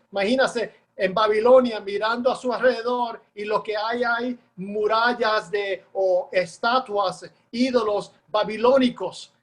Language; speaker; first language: Spanish; early bilingual, heritage; Spanish